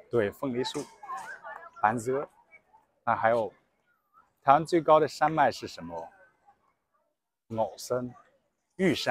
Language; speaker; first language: Chinese; native; Chinese